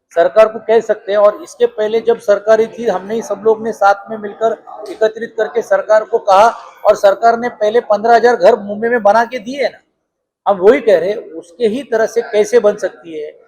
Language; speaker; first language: Hindi; non-native, local second language; Marathi